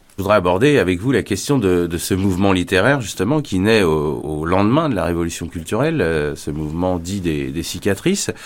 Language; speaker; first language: French; native; French